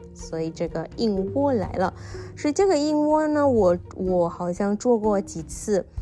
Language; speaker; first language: Chinese; non-native, fluent; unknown